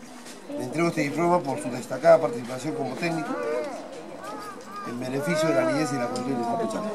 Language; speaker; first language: Spanish; native; Spanish